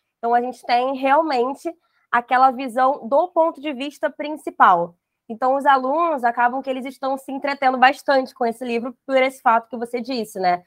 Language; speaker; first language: Portuguese; native; Portuguese